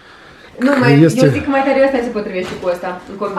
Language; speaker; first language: Romanian; native; Romanian